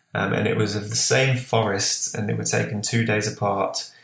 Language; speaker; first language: English; native; English